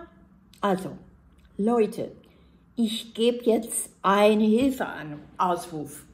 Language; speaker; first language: German; non-native, fluent; English